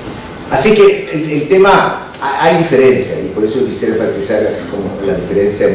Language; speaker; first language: Spanish; native; Spanish